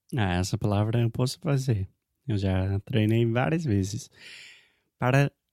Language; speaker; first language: Portuguese; non-native, fluent; English